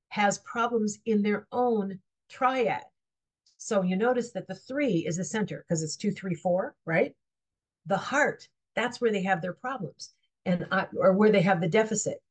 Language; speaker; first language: English; native; English